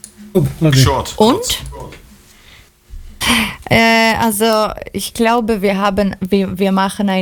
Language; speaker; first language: German; non-native, learner; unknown